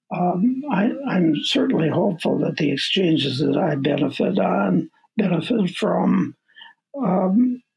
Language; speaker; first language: English; native; English